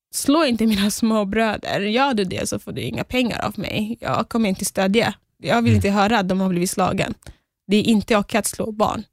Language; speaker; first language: Swedish; non-native, fluent; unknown